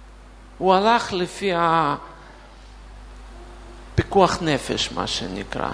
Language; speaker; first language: Hebrew; non-native, fluent; Russian